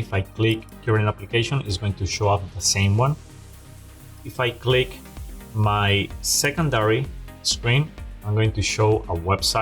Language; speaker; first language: English; non-native, fluent; Spanish